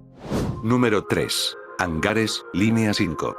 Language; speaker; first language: Spanish; native; Spanish